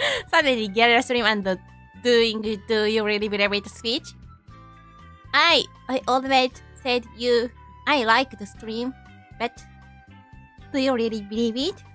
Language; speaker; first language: English; non-native, learner; Japanese